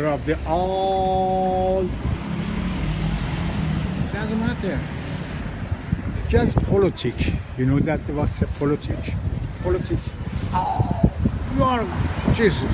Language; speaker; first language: English; non-native, learner; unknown